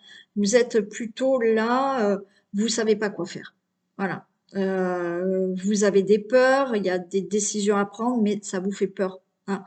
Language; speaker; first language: French; native; French